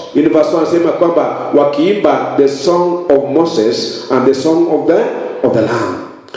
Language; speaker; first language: English; non-native, local second language; Swahili